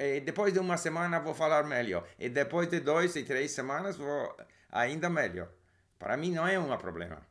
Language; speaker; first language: Portuguese; non-native, learner; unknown